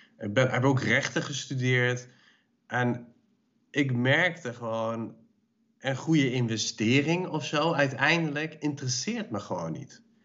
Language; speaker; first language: Dutch; early bilingual, other home language; Persian